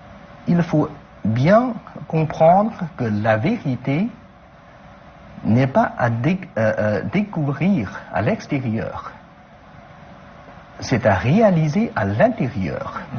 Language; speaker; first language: French; non-native, fluent; Chinese